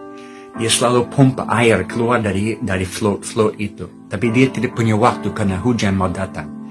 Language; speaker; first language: Indonesian; non-native, fluent; English